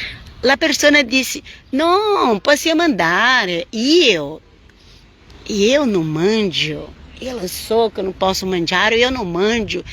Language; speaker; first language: Italian; non-native, fluent; Portuguese